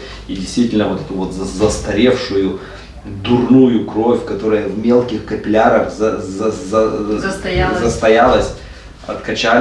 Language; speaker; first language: Russian; native; Russian